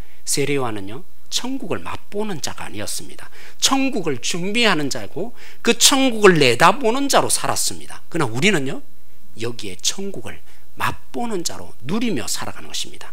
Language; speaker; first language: Korean; native; Korean